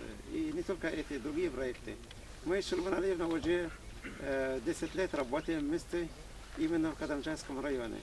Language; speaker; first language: Russian; non-native, fluent; Arabic